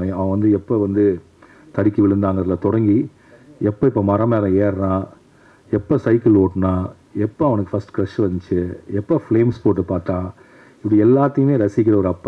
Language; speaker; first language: Tamil; native; Tamil